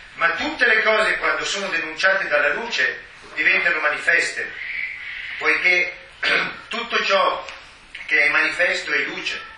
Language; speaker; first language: Italian; native; Italian